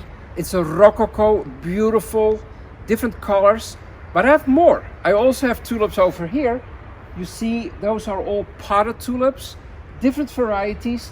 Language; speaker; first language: English; non-native, fluent; Dutch